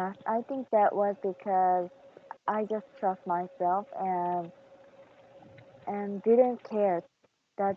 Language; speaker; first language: English; non-native, learner; Korean